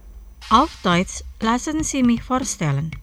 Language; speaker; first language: German; non-native, fluent; Indonesian